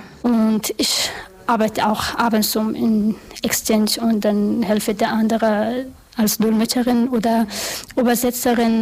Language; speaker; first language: German; non-native, learner; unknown